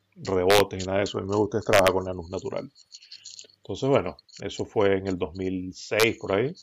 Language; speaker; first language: Spanish; native; Spanish